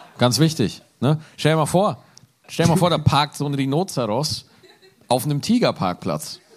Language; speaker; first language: German; native; German